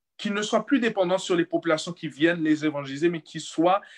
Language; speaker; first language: French; native; French